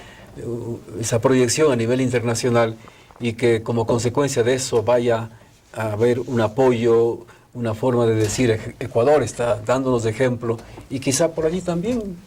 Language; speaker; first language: Spanish; native; Spanish